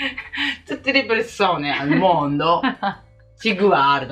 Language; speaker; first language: Italian; non-native, learner; Japanese